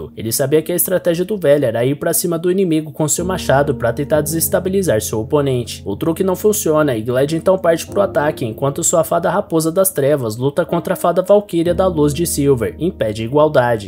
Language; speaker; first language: Portuguese; native; Portuguese